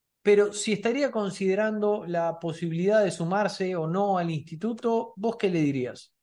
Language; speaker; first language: Spanish; native; Spanish